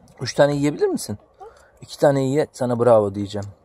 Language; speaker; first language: Turkish; native; Turkish